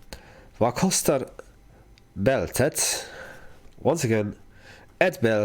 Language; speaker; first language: Swedish; non-native, learner; Dutch